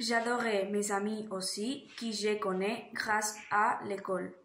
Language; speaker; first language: French; non-native, learner; Spanish